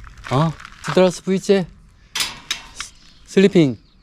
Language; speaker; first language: Russian; non-native, learner; Korean